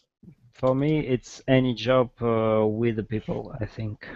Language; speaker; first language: English; non-native, fluent; Russian